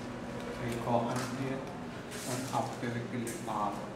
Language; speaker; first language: German; non-native, learner; Sinhala